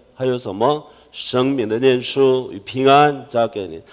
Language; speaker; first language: Chinese; non-native, fluent; Korean